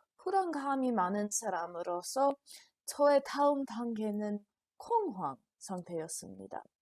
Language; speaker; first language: Korean; non-native, learner; English